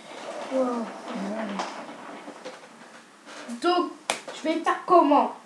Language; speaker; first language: French; native; French